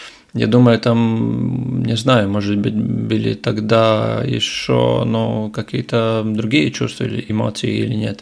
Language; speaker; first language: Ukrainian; non-native, learner; Russian